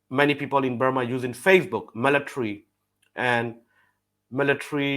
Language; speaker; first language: English; non-native, fluent; Burmese